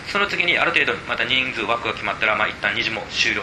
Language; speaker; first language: Japanese; native; Japanese